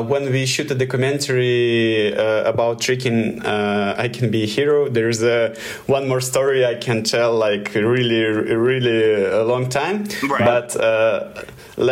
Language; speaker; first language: English; non-native, learner; Russian